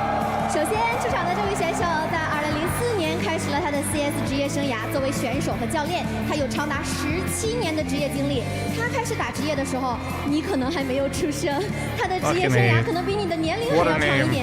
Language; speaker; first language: Chinese; native; Chinese